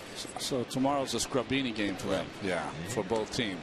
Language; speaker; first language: English; native; English